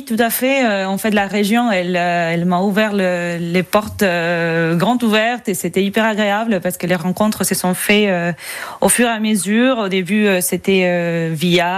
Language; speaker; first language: French; non-native, fluent; Spanish